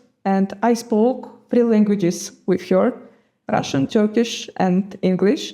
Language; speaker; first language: English; non-native, fluent; Gagauz